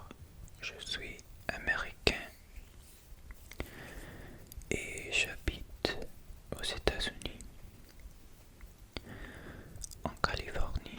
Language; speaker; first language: French; non-native, fluent; English